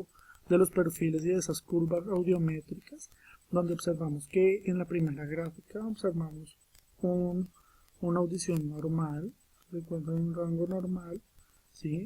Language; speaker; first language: Spanish; native; Spanish